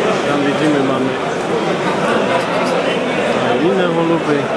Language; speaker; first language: Polish; non-native, learner; Slovak